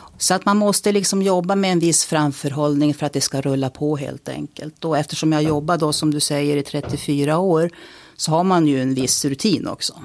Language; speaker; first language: Swedish; native; Swedish